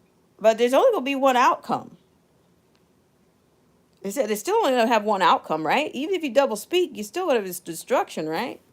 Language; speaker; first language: English; native; English